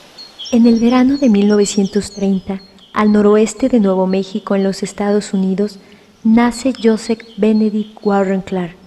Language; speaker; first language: Spanish; native; Spanish